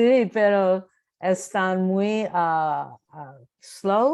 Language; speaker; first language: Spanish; non-native, learner; English